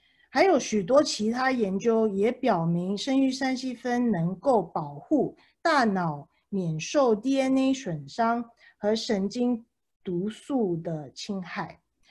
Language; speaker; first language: Chinese; early bilingual, heritage; Chinese